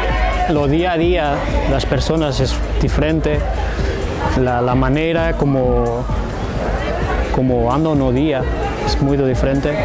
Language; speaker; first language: Spanish; non-native, fluent; Portuguese